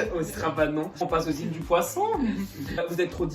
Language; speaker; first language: French; native; French